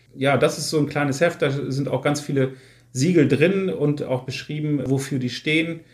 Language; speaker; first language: German; native; German